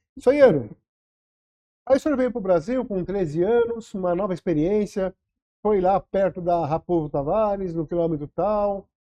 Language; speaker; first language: Portuguese; native; Portuguese